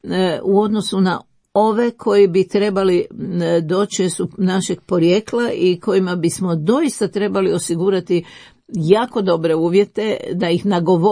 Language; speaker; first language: Croatian; native; Croatian